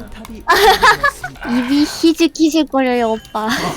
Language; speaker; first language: Korean; non-native, learner; Japanese